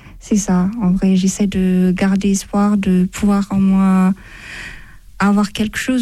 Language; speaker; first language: French; non-native, fluent; Amharic